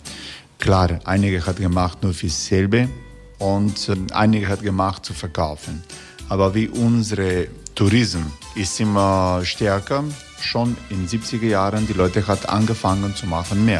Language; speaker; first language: German; non-native, learner; Croatian